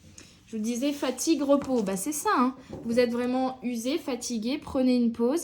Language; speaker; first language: French; native; French